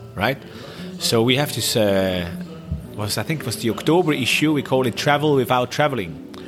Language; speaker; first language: English; non-native, fluent; Swiss German